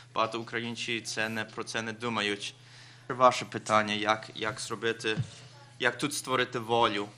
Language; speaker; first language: Ukrainian; early bilingual, heritage; Ukrainian